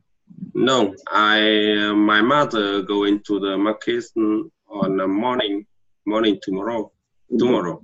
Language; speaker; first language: English; non-native, learner; Vietnamese